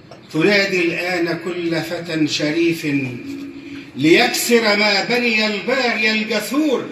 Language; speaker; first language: Arabic; native; Arabic